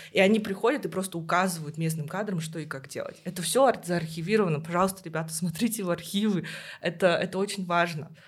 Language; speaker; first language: Russian; native; Russian